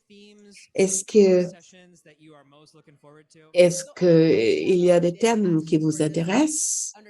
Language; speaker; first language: French; non-native, fluent; English